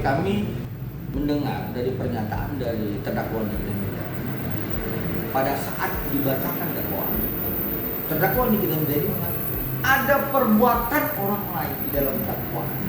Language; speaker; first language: Indonesian; native; Indonesian